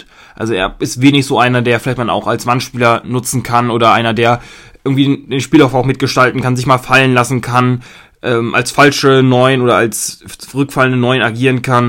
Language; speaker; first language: German; native; German